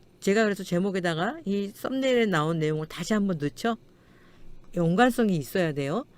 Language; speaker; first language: Korean; native; Korean